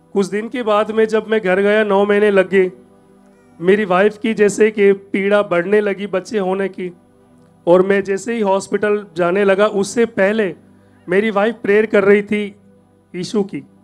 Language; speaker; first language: Hindi; native; Hindi